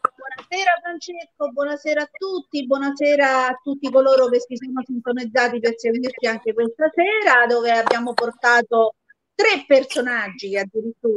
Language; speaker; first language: Italian; native; Italian